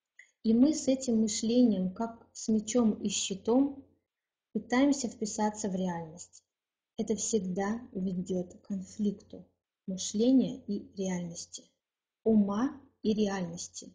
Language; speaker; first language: Russian; native; Russian